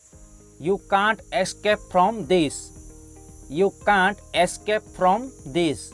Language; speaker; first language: English; non-native, fluent; Hindi